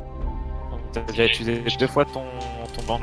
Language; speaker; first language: French; native; French